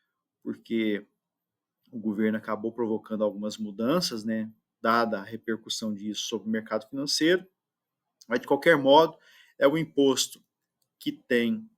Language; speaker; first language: Portuguese; native; Portuguese